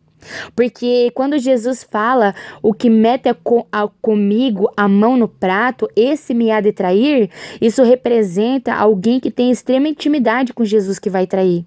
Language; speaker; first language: Portuguese; native; Portuguese